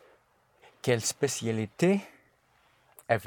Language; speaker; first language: French; non-native, learner; English